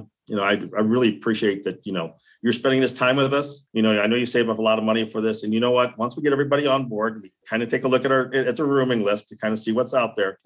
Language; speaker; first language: English; native; English